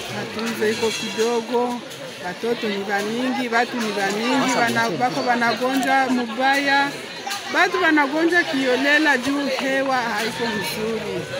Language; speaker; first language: Swahili; native; Swahili